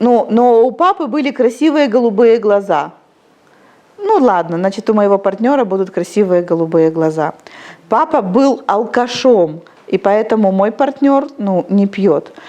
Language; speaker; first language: Russian; native; Russian